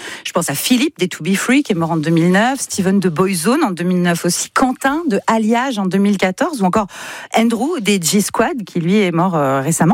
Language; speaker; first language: French; native; French